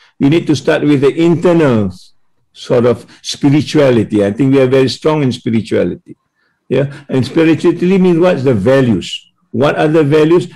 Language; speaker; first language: English; non-native, local second language; Malay